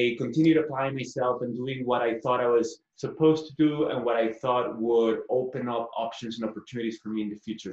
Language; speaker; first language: English; non-native, fluent; Spanish